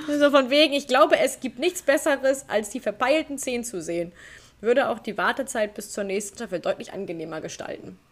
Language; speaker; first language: German; native; German